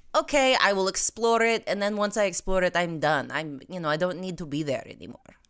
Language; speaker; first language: English; non-native, fluent; Russian